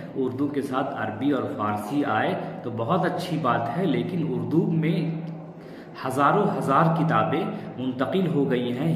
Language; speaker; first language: Urdu; native; Urdu